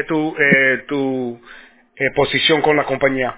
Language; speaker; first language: Spanish; early bilingual, heritage; Spanish